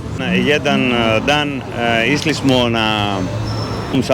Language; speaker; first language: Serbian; non-native, learner; Greek